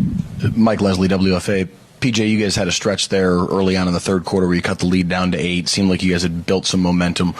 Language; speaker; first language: English; native; English